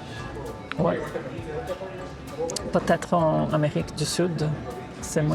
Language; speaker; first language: French; non-native, fluent; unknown